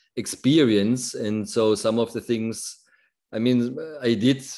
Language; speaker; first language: English; non-native, fluent; German